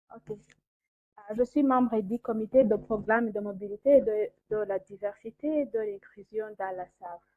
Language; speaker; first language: French; non-native, local second language; Kinyarwanda